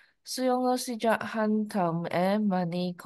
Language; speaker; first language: Korean; non-native, learner; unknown